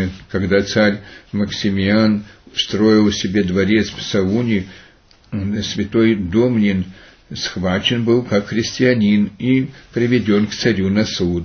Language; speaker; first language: Russian; native; Russian